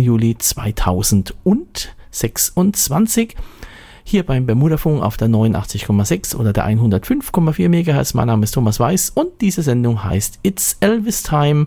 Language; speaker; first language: German; native; German